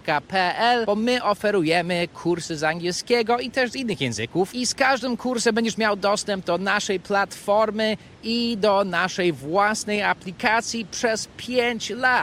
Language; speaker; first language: Polish; early bilingual, heritage; Polish